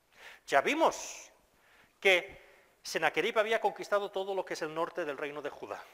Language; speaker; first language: Spanish; non-native, fluent; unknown